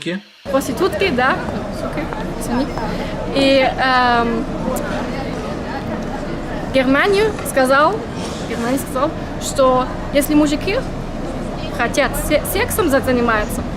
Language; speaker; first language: Russian; early bilingual, heritage; German